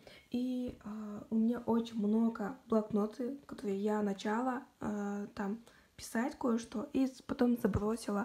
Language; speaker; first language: Russian; non-native, local second language; Kazakh